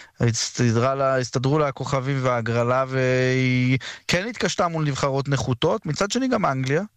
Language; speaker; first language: Hebrew; early bilingual, other home language; French